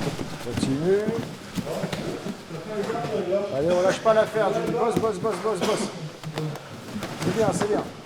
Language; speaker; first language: French; native; French